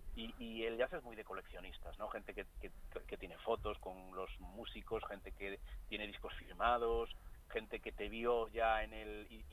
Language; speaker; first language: Spanish; non-native, local second language; Galician